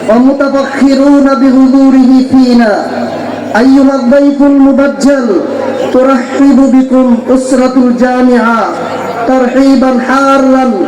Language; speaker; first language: Arabic; non-native, fluent; Bangla